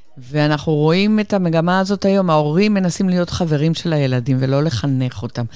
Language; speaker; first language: Hebrew; non-native, fluent; Spanish